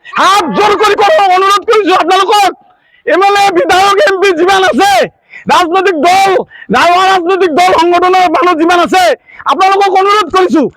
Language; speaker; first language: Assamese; non-native, local second language; Bangla